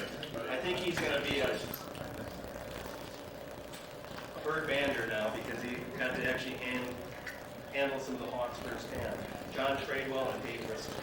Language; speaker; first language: English; native; English